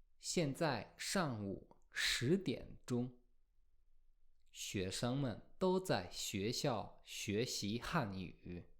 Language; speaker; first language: Chinese; non-native, fluent; Polish